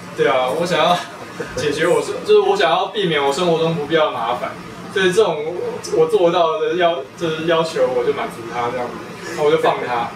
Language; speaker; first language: Chinese; native; Chinese